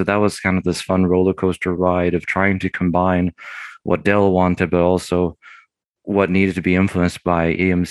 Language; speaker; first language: English; native; English